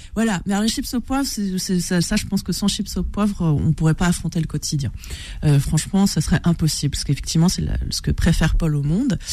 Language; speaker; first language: French; native; French